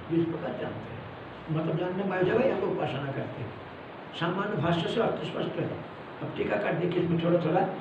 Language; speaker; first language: Hindi; non-native, local second language; Malayalam